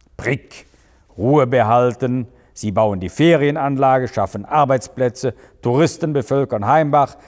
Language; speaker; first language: German; native; German